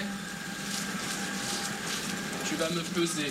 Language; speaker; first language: French; native; French